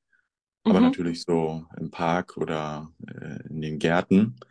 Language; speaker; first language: German; native; German